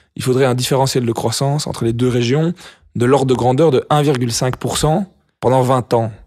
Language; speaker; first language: French; native; French